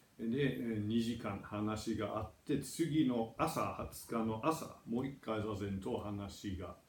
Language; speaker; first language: Japanese; non-native, fluent; German